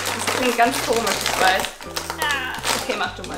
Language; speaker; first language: German; native; German